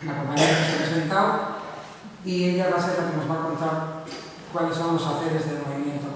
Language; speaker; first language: Spanish; native; Spanish